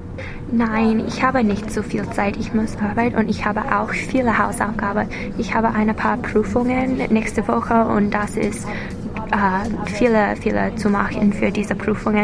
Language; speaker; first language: German; non-native, learner; English